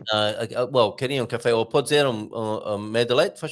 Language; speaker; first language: Portuguese; non-native, learner; English